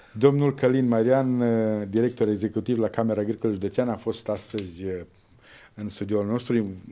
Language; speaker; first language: Romanian; native; Romanian